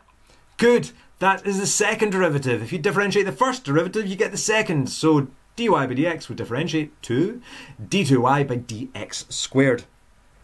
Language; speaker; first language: English; native; English